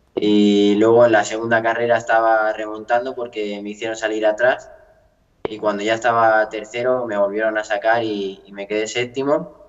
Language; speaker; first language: Spanish; native; Spanish